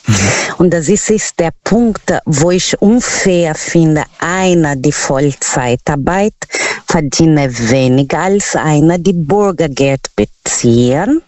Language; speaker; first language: German; non-native, learner; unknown